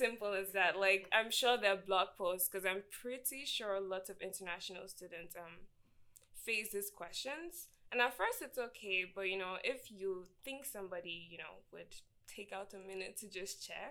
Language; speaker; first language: English; non-native, local second language; Igbo